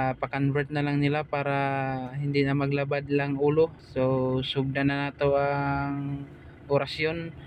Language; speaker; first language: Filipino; non-native, local second language; Cebuano